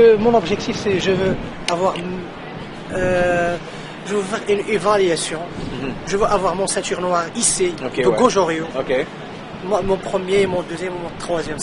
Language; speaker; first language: French; non-native, local second language; Arabic